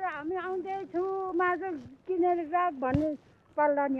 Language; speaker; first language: Nepali; non-native, local second language; Eastern Tamang